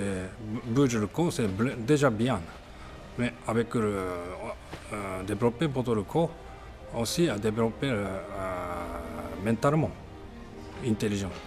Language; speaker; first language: French; non-native, learner; Japanese